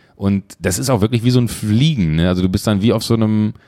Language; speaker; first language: German; native; German